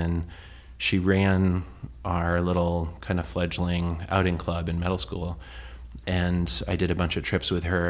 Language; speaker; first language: English; native; English